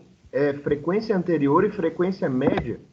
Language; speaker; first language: Portuguese; native; Portuguese